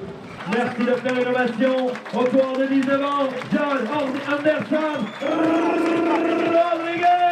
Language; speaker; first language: French; native; French